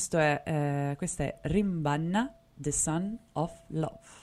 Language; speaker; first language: English; non-native, fluent; Italian